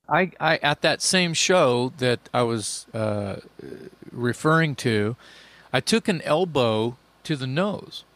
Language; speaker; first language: English; native; English